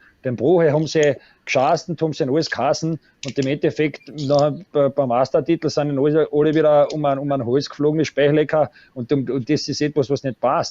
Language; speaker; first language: German; native; German